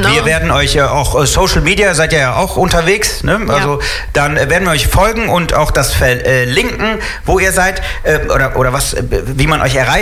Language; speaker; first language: German; native; German